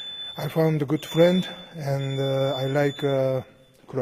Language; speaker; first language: English; non-native, learner; Japanese